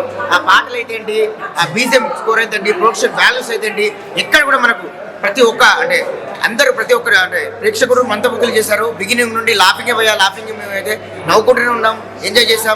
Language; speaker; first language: Telugu; native; Telugu